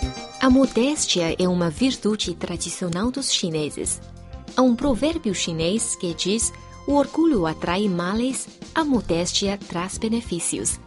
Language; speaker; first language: Portuguese; non-native, fluent; Chinese